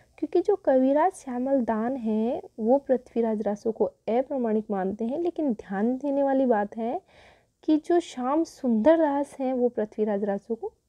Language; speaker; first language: Hindi; native; Hindi